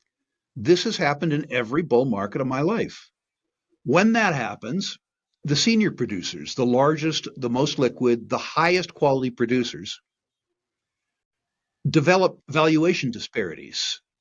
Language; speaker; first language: English; native; English